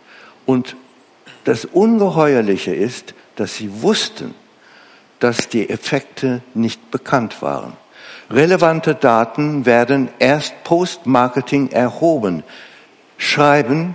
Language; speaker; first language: German; non-native, fluent; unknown